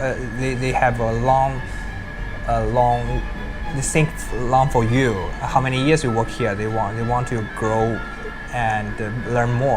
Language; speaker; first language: English; non-native, learner; Chinese